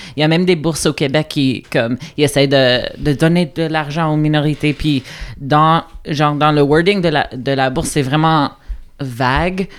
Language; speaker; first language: French; non-native, local second language; English